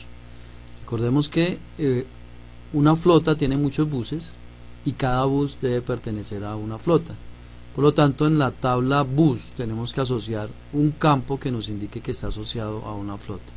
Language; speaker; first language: Spanish; native; Spanish